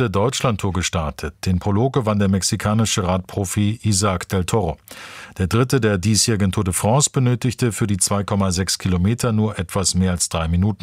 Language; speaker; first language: German; native; German